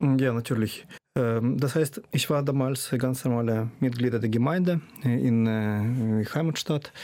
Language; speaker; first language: German; non-native, fluent; Russian